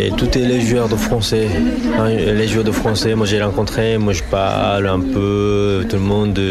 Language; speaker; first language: French; non-native, learner; Japanese